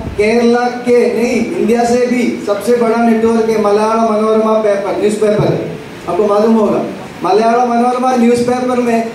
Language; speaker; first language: Hindi; non-native, local second language; Malayalam